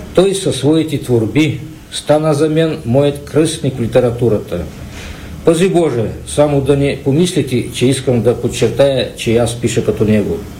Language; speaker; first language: Bulgarian; early bilingual, heritage; Bulgarian